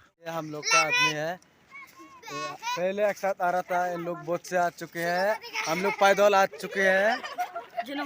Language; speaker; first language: Hindi; non-native, local second language; Chakma